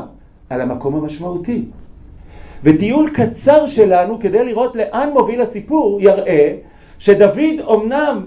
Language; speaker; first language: Hebrew; native; Hebrew